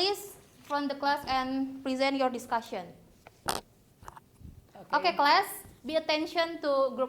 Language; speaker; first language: English; non-native, learner; Indonesian